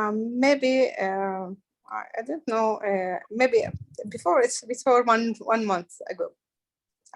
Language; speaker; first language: English; non-native, learner; Arabic